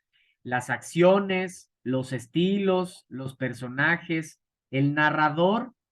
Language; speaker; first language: Spanish; native; Spanish